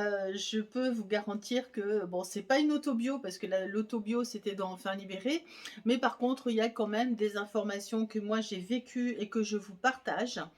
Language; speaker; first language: French; native; French